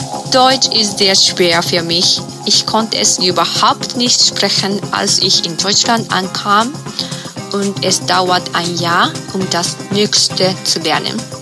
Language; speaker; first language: German; non-native, fluent; Japanese